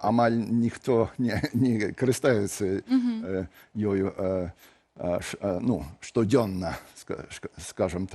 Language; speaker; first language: Belarusian; non-native, fluent; English